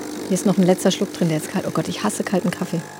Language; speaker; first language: German; native; German